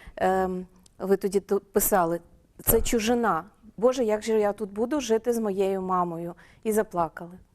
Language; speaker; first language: Ukrainian; native; Ukrainian